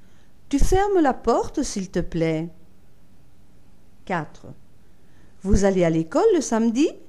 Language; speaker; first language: French; non-native, fluent; Italian